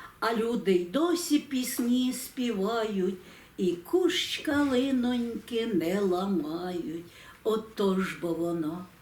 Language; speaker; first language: Ukrainian; native; Ukrainian